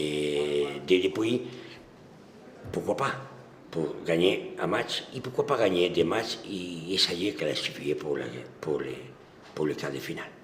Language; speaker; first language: French; non-native, learner; Spanish